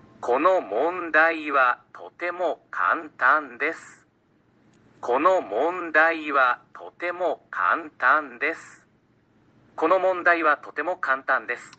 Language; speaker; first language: Japanese; non-native, learner; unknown